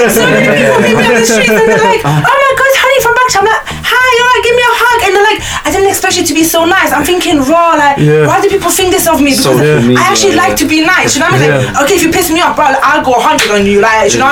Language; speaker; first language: English; native; English